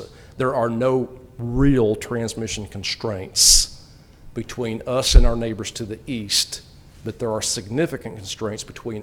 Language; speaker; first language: English; native; English